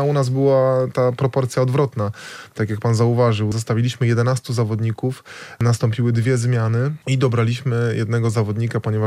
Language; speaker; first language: Polish; native; Polish